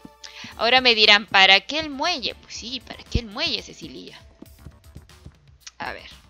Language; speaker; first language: Spanish; native; Spanish